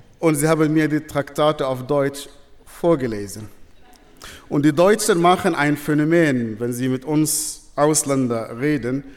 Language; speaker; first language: German; non-native, fluent; Arabic